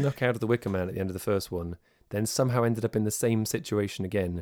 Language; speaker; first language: English; native; English